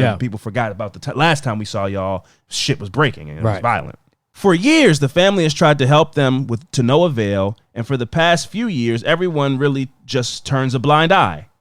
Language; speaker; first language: English; native; English